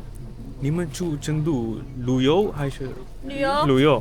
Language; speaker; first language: Chinese; non-native, learner; Sinhala